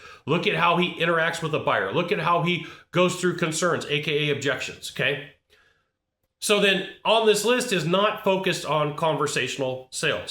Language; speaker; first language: English; native; English